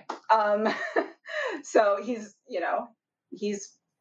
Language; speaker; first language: English; native; English